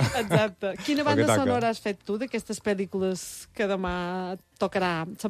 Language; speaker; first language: Catalan; native; Catalan